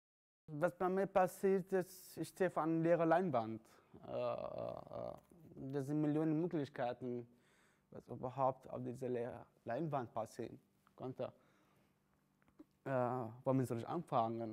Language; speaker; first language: German; non-native, fluent; Kurdish